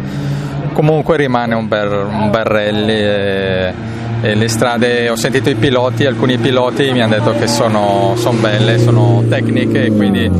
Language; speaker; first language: Italian; native; Italian